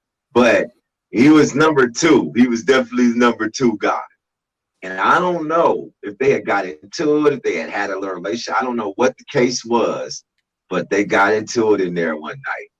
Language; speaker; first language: English; native; English